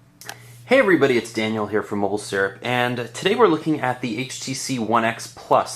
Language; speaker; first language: English; native; English